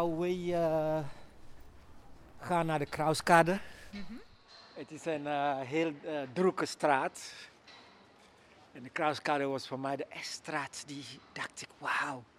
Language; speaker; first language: Dutch; non-native, learner; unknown